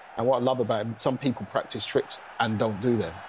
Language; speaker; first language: English; native; English